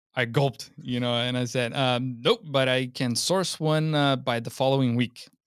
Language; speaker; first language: English; non-native, fluent; Portuguese